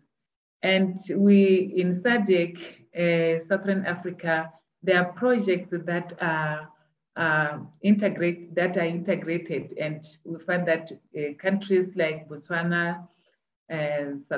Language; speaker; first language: English; non-native, local second language; Tswana